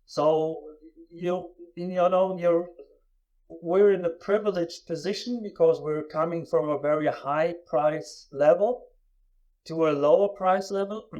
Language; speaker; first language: English; non-native, fluent; German